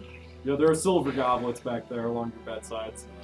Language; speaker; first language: English; native; English